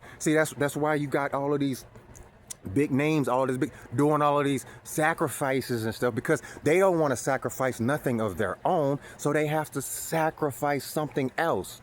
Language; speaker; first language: English; native; English